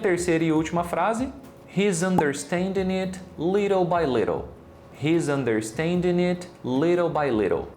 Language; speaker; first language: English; non-native, fluent; Portuguese